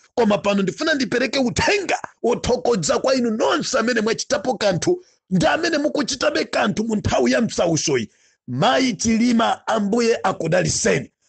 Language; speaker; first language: Nyanja; non-native, local second language; Tumbuka